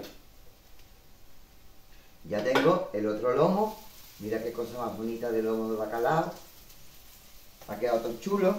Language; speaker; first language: Spanish; native; Spanish